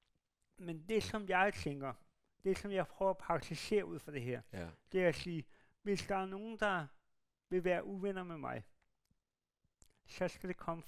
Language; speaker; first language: Danish; native; Danish